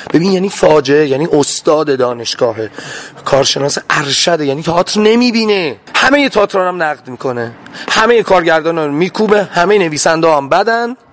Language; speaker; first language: Persian; non-native, local second language; Azerbaijani